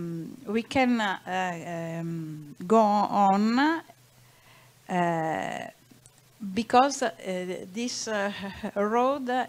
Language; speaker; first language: English; non-native, learner; Italian